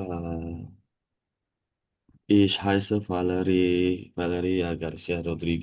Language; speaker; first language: German; non-native, learner; Indonesian